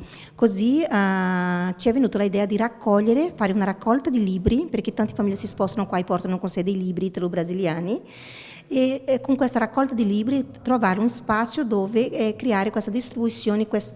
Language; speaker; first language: Italian; non-native, fluent; Portuguese